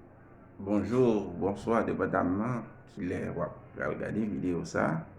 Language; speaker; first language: French; non-native, learner; Haitian Creole